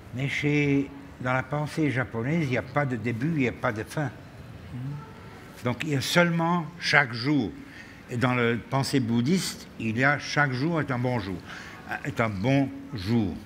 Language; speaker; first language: French; non-native, fluent; German